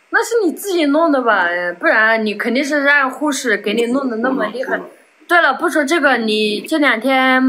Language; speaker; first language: Chinese; native; Chinese